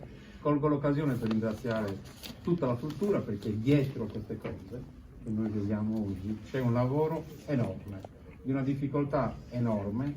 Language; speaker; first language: Italian; native; Italian